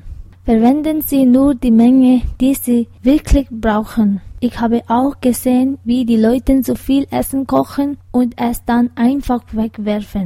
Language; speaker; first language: German; non-native, fluent; Tibetan